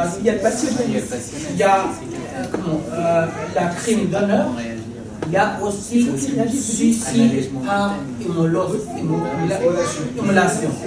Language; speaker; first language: French; non-native, fluent; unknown